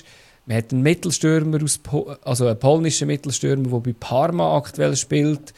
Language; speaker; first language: German; native; German